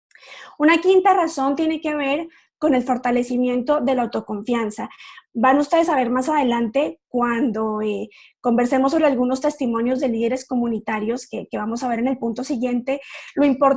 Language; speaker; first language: Spanish; native; Spanish